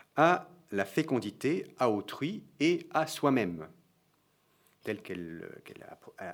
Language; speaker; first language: French; native; French